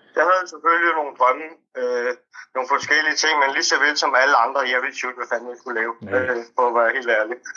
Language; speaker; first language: Danish; early bilingual, other home language; Turkish